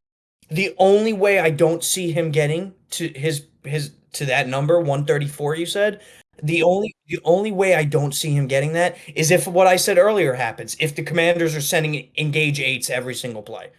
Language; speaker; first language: English; native; English